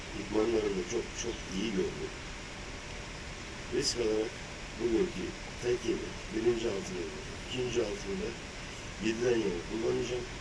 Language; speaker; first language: Turkish; native; Turkish